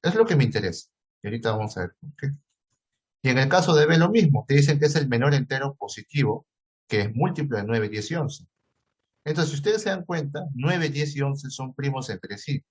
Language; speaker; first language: Spanish; native; Spanish